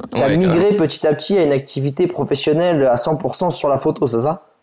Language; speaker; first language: French; native; French